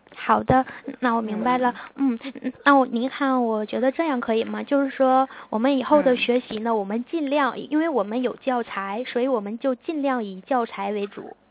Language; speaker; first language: Chinese; native; Chinese